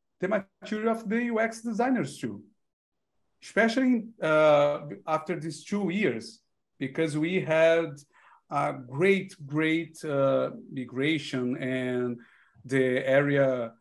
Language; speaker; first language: English; non-native, learner; Portuguese